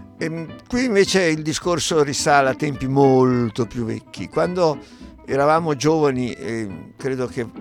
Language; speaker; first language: Italian; native; Italian